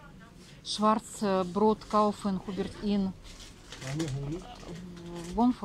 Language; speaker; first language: German; non-native, learner; Russian